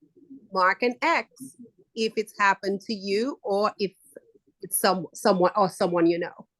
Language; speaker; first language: English; native; English